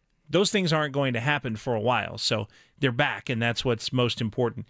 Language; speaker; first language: English; native; English